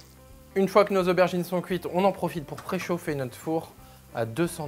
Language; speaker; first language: French; native; French